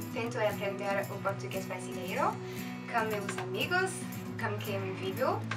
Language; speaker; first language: Portuguese; non-native, learner; French